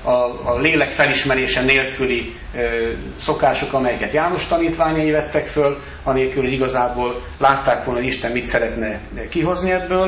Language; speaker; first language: Hungarian; native; Hungarian